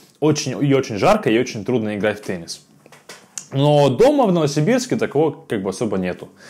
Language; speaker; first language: Russian; native; Russian